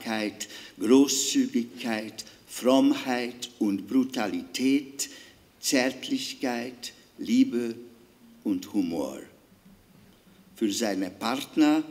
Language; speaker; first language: German; non-native, fluent; Hungarian